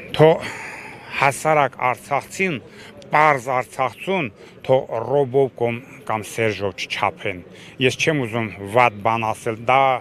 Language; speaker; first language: Armenian; native; Armenian